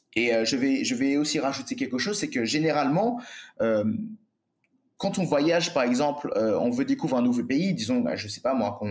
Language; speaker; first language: French; native; French